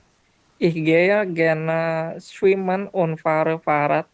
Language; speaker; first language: German; non-native, learner; Indonesian